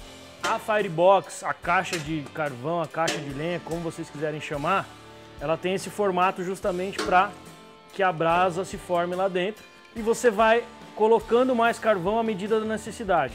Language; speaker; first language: Portuguese; native; Portuguese